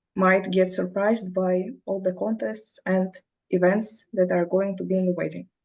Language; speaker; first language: English; non-native, fluent; Russian